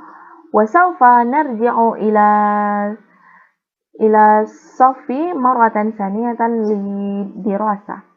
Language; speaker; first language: Arabic; non-native, learner; Indonesian